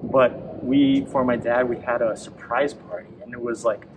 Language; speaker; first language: English; native; English